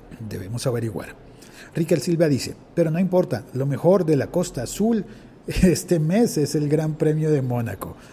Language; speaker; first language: Spanish; native; Spanish